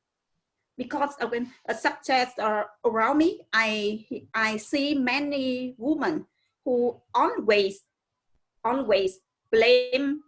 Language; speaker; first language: English; non-native, learner; Vietnamese